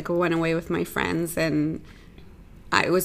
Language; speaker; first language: English; native; English